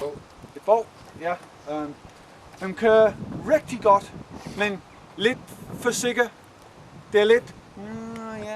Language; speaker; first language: Danish; non-native, fluent; English